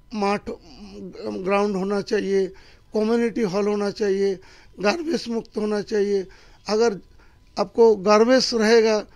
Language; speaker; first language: Hindi; non-native, local second language; Bangla